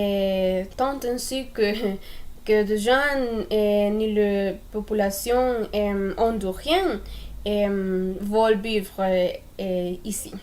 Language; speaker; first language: French; non-native, learner; Spanish